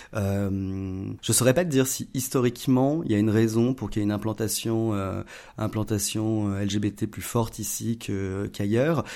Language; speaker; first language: French; native; French